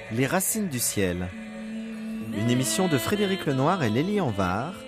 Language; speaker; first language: French; native; French